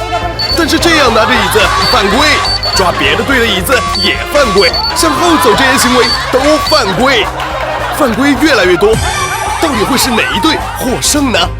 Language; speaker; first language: Chinese; native; Chinese